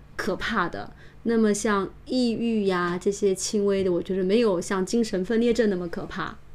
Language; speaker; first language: Chinese; native; Chinese